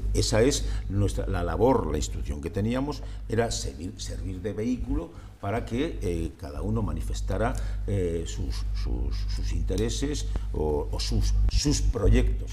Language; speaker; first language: Spanish; native; Spanish